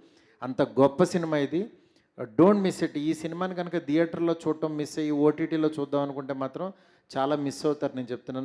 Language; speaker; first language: Telugu; native; Telugu